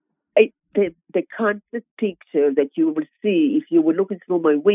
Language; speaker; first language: English; non-native, learner; Hebrew